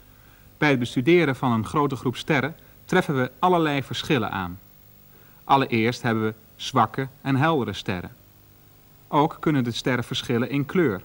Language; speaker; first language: Dutch; native; Dutch